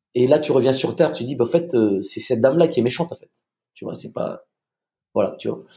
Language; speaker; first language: French; native; French